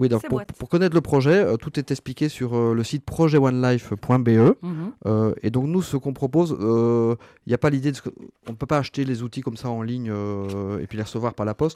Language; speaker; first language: French; native; French